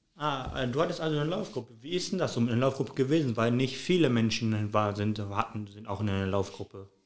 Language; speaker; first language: German; native; German